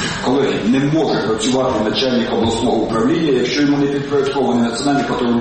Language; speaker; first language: Ukrainian; native; Ukrainian